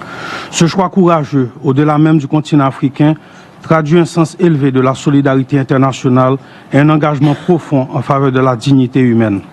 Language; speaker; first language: French; non-native, local second language; Haitian Creole